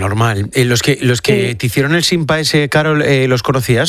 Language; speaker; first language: Spanish; native; Spanish